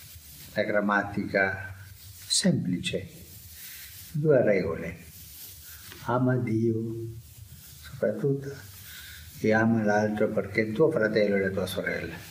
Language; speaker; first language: Italian; early bilingual, heritage; Spanish